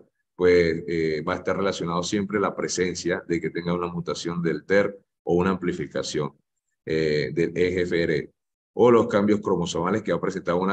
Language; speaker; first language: Spanish; native; Spanish